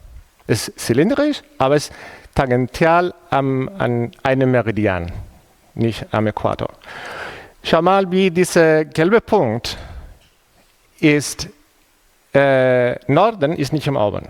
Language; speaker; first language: German; non-native, fluent; Spanish